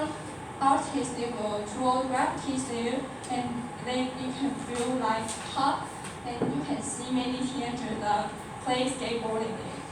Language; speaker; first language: English; non-native, learner; Chinese